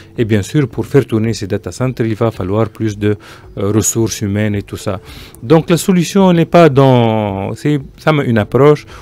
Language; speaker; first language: French; non-native, local second language; Arabic